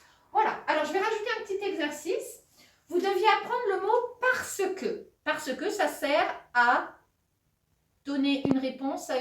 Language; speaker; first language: French; native; French